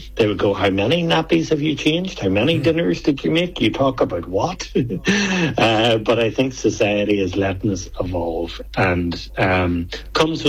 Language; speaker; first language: English; native; English